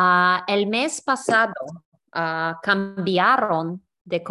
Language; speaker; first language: Spanish; non-native, learner; English